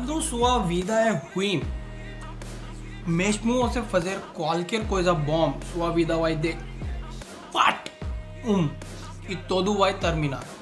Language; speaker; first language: Portuguese; non-native, learner; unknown